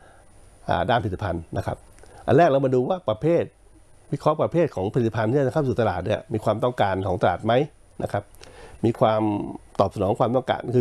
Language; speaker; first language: Thai; native; Thai